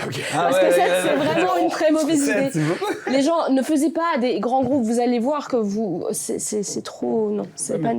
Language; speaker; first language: French; native; French